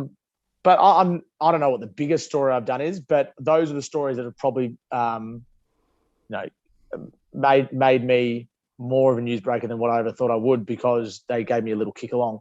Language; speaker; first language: English; native; English